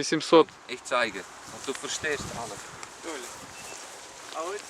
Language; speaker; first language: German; non-native, learner; Dutch